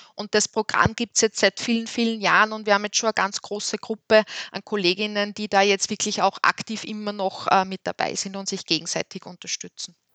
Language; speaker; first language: German; native; German